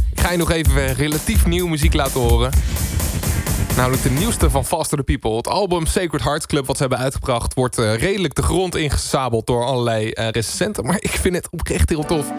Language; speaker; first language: Dutch; native; Dutch